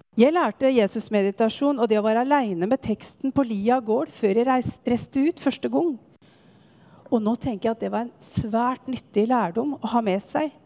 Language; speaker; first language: Norwegian; native; Norwegian